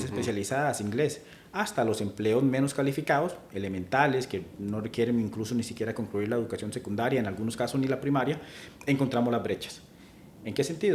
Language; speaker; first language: Spanish; native; Spanish